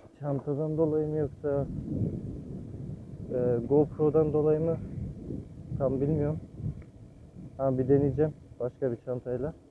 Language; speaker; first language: Turkish; early bilingual, heritage; Turkish